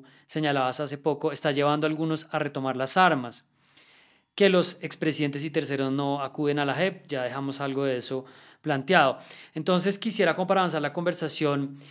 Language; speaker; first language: Spanish; native; Spanish